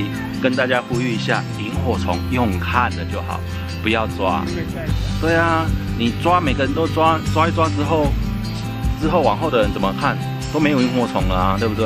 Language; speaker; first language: Chinese; native; Chinese